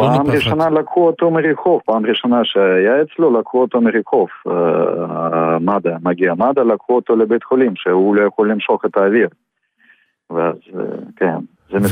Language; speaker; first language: Hebrew; non-native, fluent; Russian